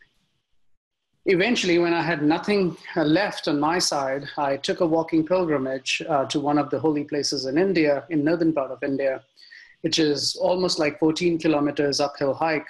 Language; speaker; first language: English; non-native, local second language; Hindi